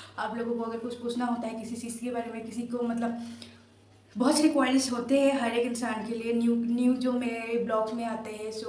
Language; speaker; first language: Hindi; non-native, local second language; Assamese